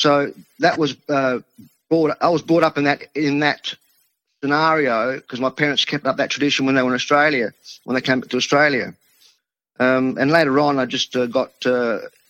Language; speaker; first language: English; non-native, local second language; Italian